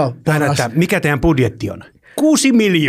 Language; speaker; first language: Finnish; native; Finnish